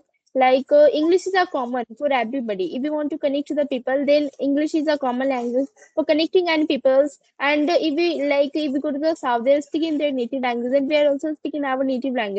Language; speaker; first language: English; non-native, learner; Hindi